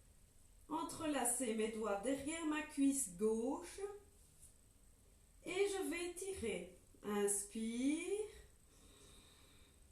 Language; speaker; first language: French; native; French